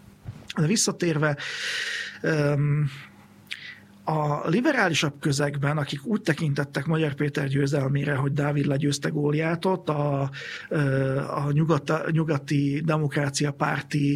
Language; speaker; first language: Hungarian; native; Hungarian